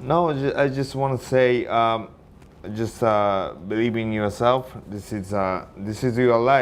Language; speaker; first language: English; non-native, learner; Japanese